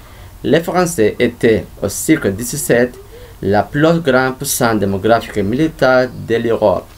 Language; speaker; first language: French; non-native, learner; Spanish